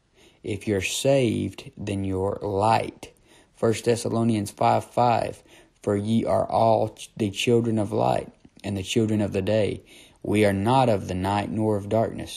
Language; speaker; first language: English; native; English